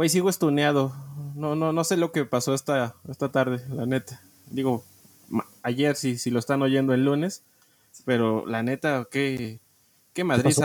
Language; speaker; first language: Spanish; native; Spanish